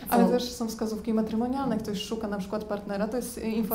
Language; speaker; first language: Polish; native; Polish